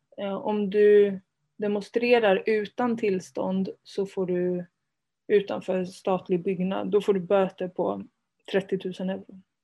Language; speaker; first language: Swedish; early bilingual, other home language; Spanish